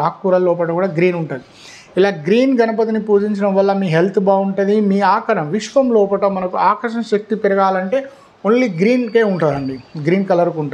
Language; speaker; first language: Telugu; native; Telugu